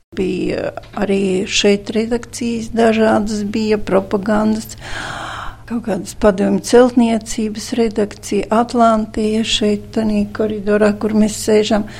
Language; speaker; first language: Latvian; non-native, local second language; Russian